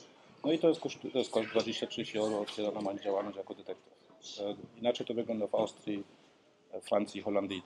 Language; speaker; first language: Polish; early bilingual, heritage; Polish